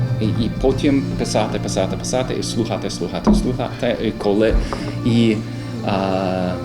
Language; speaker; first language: Ukrainian; non-native, learner; English